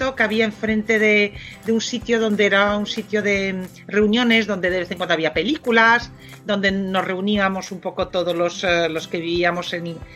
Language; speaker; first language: Spanish; non-native, fluent; French